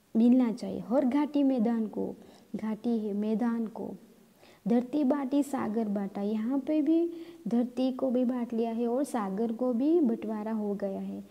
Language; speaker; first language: Hindi; non-native, local second language; Gamit